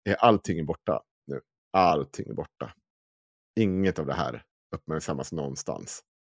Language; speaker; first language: Swedish; native; Swedish